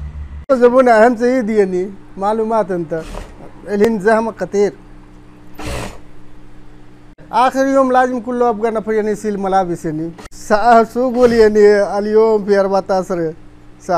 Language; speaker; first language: Arabic; non-native, learner; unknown